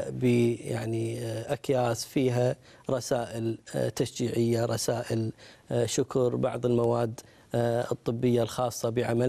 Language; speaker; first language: Arabic; native; Arabic